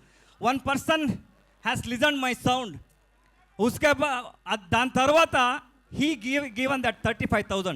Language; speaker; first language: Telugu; non-native, learner; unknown